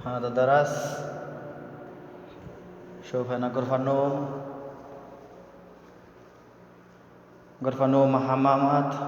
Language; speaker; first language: Arabic; non-native, learner; Bangla